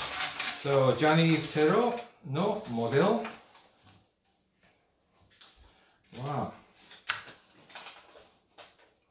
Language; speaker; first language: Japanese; non-native, learner; English